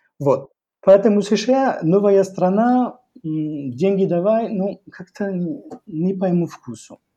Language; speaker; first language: Russian; non-native, fluent; French